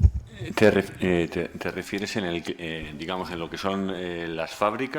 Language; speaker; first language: Spanish; native; Spanish